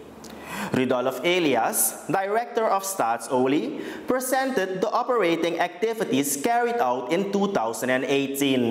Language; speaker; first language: English; non-native, local second language; Dutch